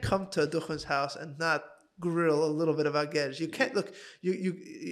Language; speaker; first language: English; native; English